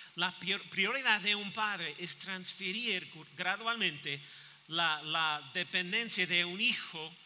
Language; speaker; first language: Spanish; non-native, fluent; English